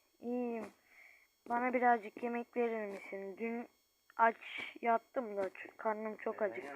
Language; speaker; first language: Turkish; native; Turkish